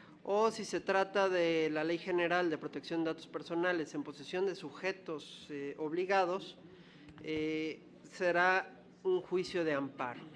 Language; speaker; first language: Spanish; native; Spanish